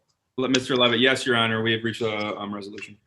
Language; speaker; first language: English; native; English